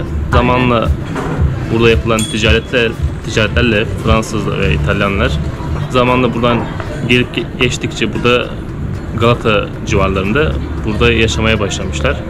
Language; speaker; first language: Turkish; native; Turkish